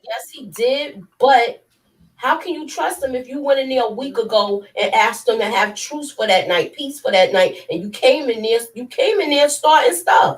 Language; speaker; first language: English; native; English